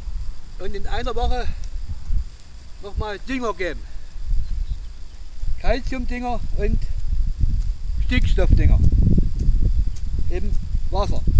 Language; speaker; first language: German; non-native, fluent; Russian